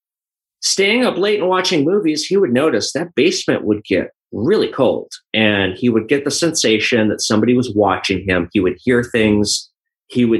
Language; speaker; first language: English; native; English